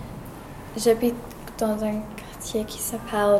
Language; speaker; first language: French; non-native, learner; English